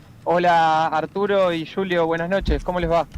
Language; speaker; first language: Spanish; native; Spanish